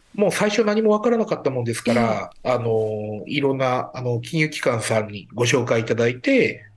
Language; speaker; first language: Japanese; native; Japanese